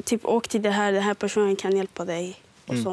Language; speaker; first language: Swedish; early bilingual, other home language; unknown